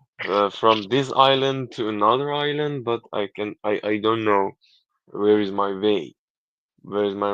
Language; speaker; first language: English; non-native, learner; Persian